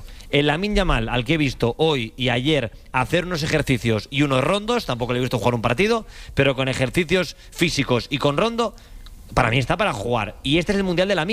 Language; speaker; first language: Spanish; native; Spanish